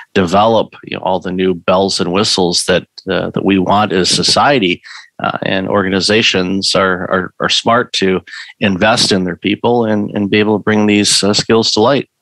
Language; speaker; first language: English; native; English